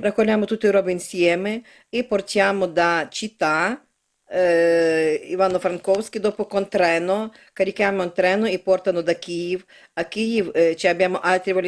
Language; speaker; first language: Italian; non-native, learner; Ukrainian